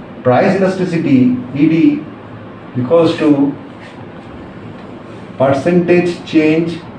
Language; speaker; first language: English; non-native, local second language; Bangla